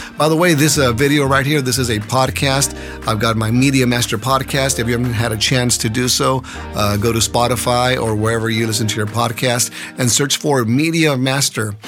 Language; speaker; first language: English; early bilingual, other home language; Spanish